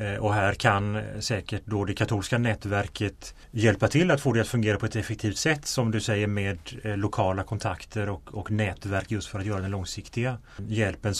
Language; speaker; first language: Swedish; native; Swedish